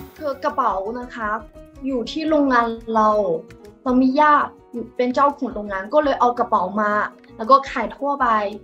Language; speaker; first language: Thai; non-native, fluent; Chinese